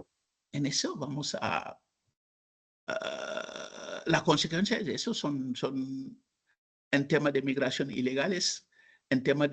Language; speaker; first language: Spanish; non-native, fluent; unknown